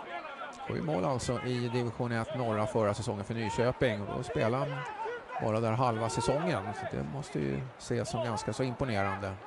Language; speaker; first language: Swedish; native; Swedish